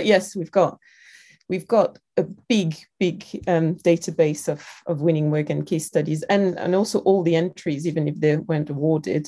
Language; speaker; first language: English; non-native, fluent; French